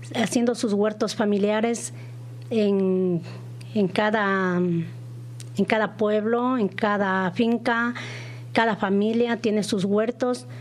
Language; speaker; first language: Spanish; native; Spanish